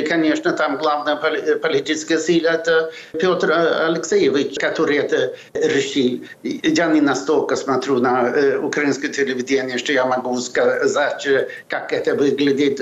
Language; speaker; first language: Russian; non-native, fluent; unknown